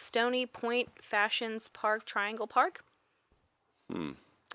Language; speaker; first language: English; native; English